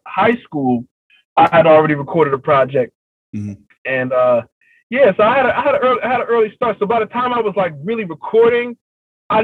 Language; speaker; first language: English; native; English